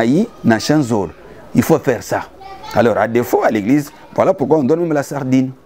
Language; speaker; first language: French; non-native, local second language; Luba-Lulua